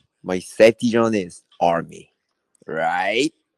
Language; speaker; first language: English; non-native, learner; Korean